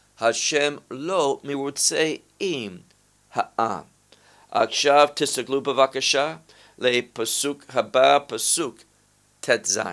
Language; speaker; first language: Hebrew; non-native, fluent; English